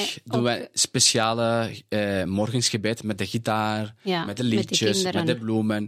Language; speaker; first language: Dutch; non-native, fluent; Spanish